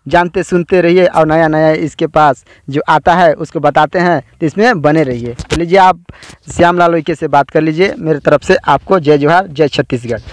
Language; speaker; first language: Hindi; native; Hindi